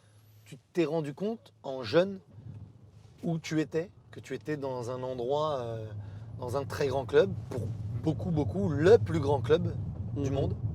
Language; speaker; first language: French; native; French